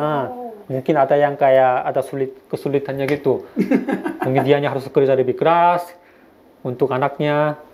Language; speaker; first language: Indonesian; non-native, fluent; Korean